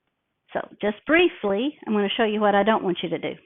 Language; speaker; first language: English; native; English